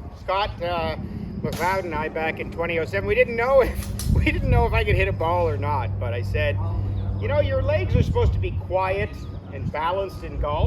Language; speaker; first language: English; native; English